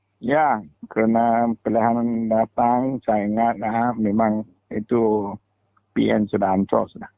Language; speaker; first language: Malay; non-native, local second language; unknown